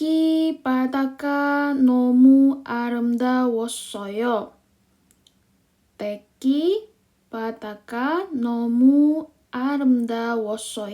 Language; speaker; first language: Korean; non-native, fluent; Indonesian